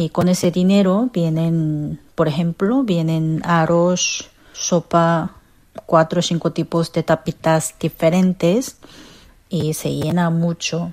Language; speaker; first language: Spanish; non-native, fluent; Korean